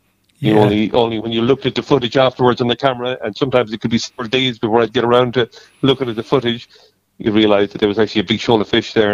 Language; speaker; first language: English; native; English